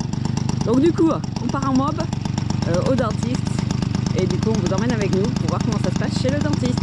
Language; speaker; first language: French; native; French